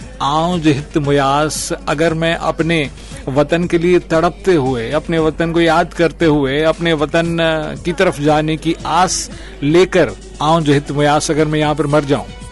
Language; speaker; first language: Urdu; non-native, local second language; Sindhi